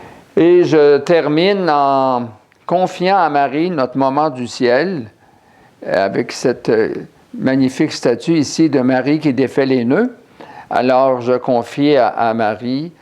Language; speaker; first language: French; native; French